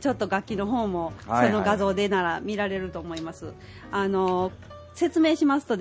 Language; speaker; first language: Japanese; native; Japanese